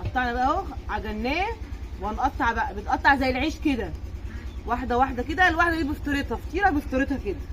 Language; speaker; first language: Arabic; native; Arabic